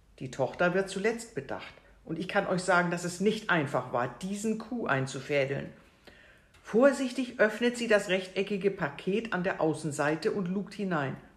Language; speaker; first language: German; native; German